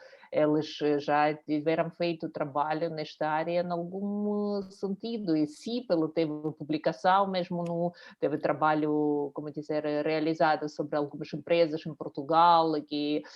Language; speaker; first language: Portuguese; non-native, fluent; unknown